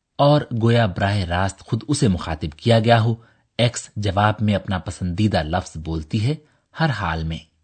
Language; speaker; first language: Urdu; native; Urdu